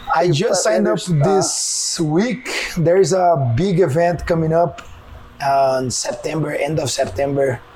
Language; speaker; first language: English; non-native, fluent; Portuguese